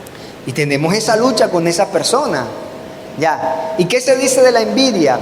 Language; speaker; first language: Spanish; native; Spanish